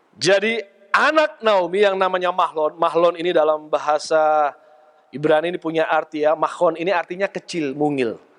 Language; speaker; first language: Indonesian; native; Indonesian